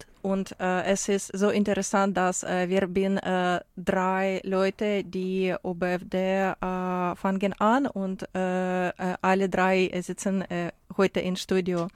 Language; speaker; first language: German; non-native, learner; Ukrainian